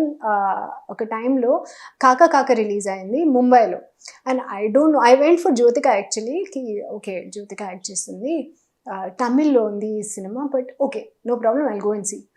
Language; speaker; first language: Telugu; non-native, learner; Hindi